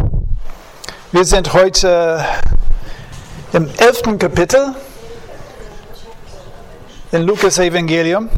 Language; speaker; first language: German; non-native, fluent; English